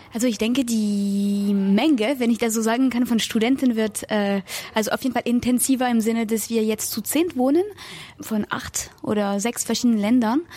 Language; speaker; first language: German; non-native, fluent; French